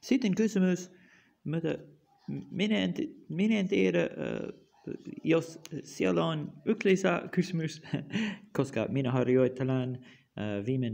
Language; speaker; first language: Finnish; non-native, learner; English